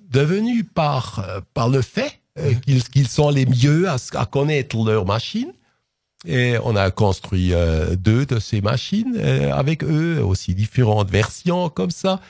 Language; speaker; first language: French; non-native, local second language; Swiss German